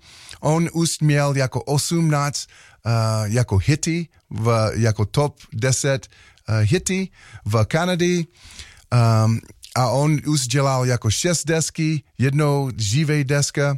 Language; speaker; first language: Czech; non-native, learner; English